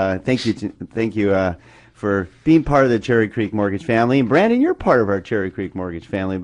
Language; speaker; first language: English; native; English